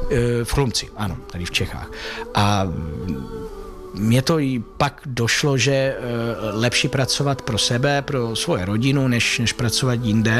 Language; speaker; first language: Czech; early bilingual, heritage; Italian